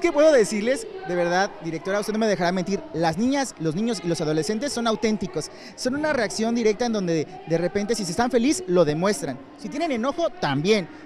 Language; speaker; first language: Spanish; native; Spanish